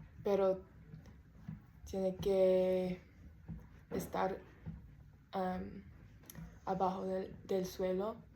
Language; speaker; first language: Spanish; non-native, learner; English